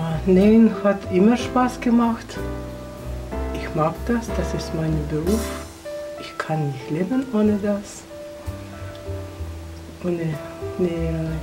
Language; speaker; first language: German; early bilingual, other home language; Russian